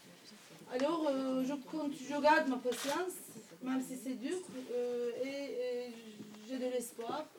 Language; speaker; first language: French; non-native, fluent; Turkish